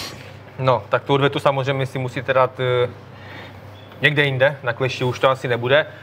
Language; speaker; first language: Czech; native; Czech